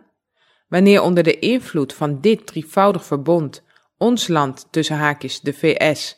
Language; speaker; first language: Dutch; native; Dutch